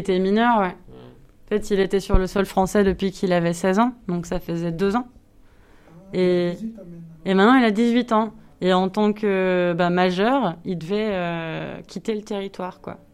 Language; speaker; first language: French; native; French